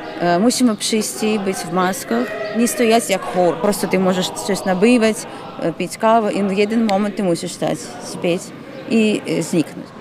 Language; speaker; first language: Polish; non-native, learner; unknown